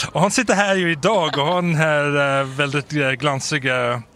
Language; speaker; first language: Swedish; non-native, fluent; English